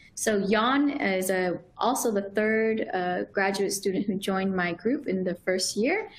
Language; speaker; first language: English; native; English